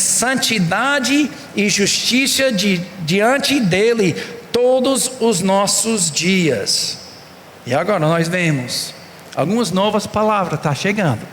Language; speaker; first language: Portuguese; non-native, fluent; English